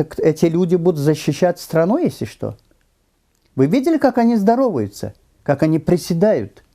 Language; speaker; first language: Russian; non-native, local second language; Turkmen